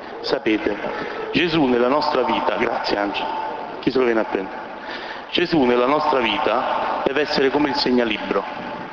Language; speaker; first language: Italian; native; Italian